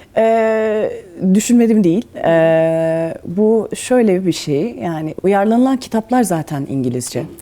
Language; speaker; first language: Turkish; native; Turkish